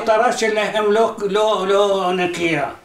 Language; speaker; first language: Hebrew; non-native, fluent; Arabic